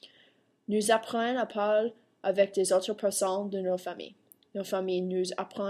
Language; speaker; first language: French; non-native, learner; English